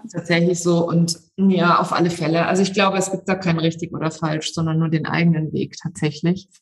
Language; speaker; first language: German; native; German